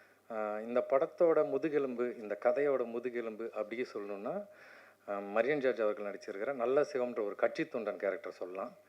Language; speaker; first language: Tamil; native; Tamil